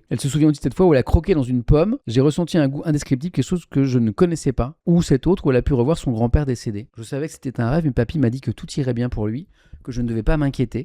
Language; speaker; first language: French; native; French